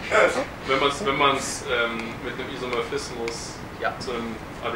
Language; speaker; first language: German; native; German